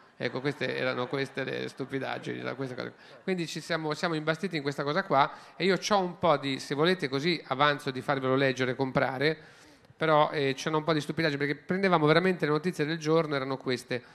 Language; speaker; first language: Italian; native; Italian